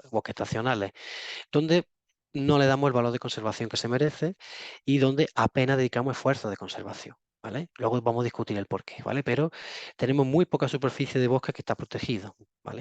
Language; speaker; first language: Spanish; native; Spanish